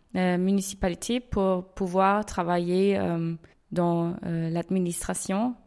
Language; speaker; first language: French; non-native, fluent; German